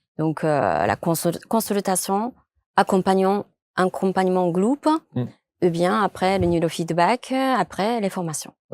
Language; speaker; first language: French; non-native, fluent; Japanese